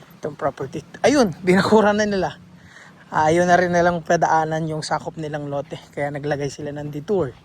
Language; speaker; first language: Filipino; native; Filipino